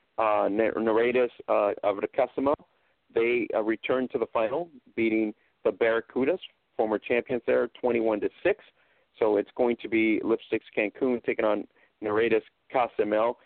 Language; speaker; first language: English; early bilingual, other home language; Spanish